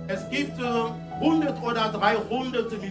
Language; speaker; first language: German; non-native, learner; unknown